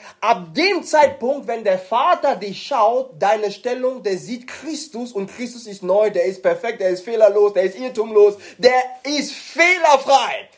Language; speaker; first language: German; non-native, fluent; French